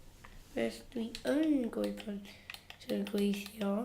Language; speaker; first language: Welsh; non-native, local second language; English